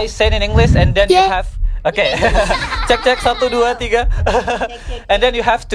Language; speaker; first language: English; non-native, learner; Indonesian